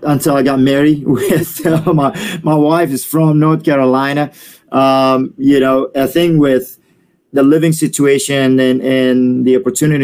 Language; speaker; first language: English; non-native, fluent; Indonesian